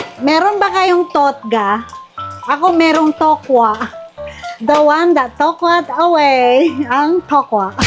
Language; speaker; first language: Filipino; non-native, local second language; Iloko